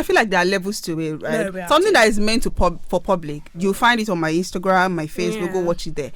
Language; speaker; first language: English; non-native, local second language; Yoruba